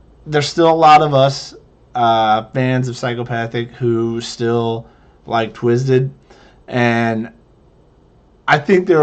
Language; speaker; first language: English; native; English